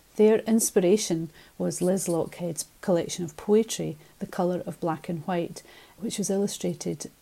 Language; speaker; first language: English; native; English